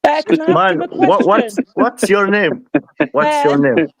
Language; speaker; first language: English; non-native, learner; Persian